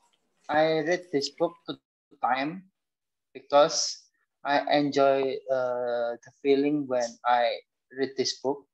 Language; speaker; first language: English; non-native, learner; Indonesian